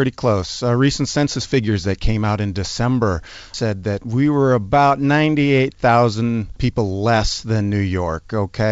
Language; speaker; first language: English; native; English